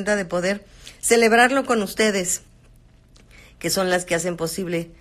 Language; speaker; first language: Spanish; native; Spanish